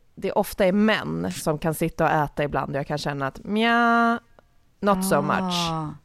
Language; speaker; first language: Swedish; native; Swedish